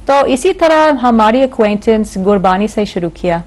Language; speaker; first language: Hindi; non-native, learner; English